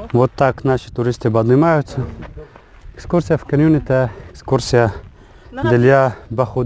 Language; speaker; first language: Russian; non-native, learner; Arabic